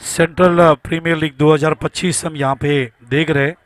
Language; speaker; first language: Hindi; non-native, local second language; Marathi